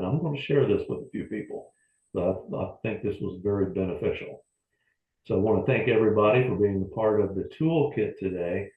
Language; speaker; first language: English; native; English